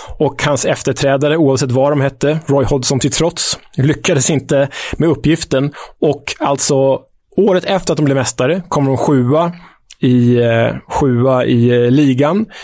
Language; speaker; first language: Swedish; native; Swedish